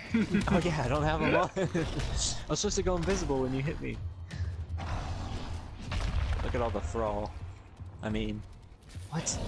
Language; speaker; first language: English; native; English